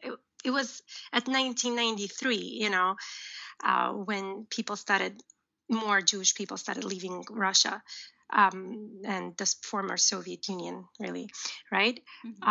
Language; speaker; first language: English; early bilingual, other home language; Uzbek